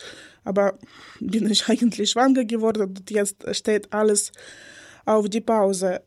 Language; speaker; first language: German; non-native, learner; Ukrainian